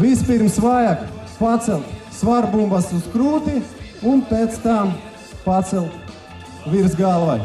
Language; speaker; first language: Latvian; non-native, local second language; Russian